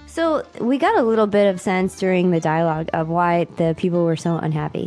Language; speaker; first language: English; native; English